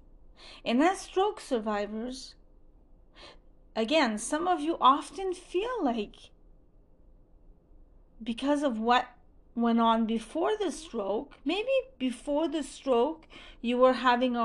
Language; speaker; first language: English; non-native, fluent; French